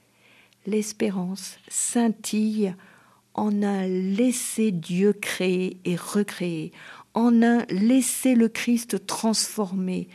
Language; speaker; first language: French; native; French